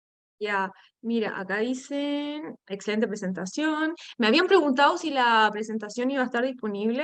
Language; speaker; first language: Spanish; native; Spanish